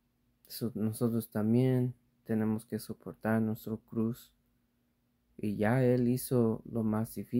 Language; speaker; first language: Spanish; early bilingual, heritage; Spanish